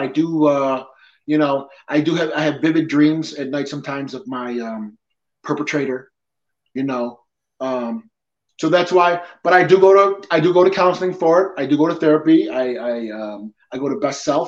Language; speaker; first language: English; native; English